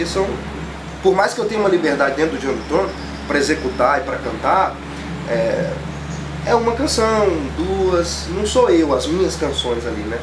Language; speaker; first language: Portuguese; native; Portuguese